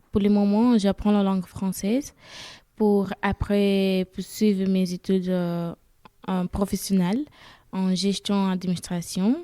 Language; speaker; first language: French; non-native, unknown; Portuguese